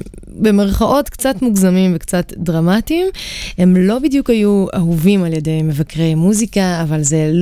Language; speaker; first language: Hebrew; native; Hebrew